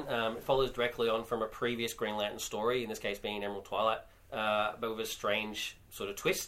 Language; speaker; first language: English; native; English